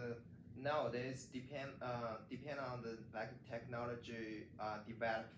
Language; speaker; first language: English; non-native, learner; Chinese